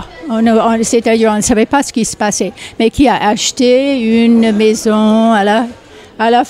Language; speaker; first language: French; non-native, fluent; English